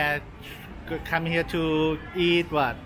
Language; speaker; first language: English; non-native, learner; Thai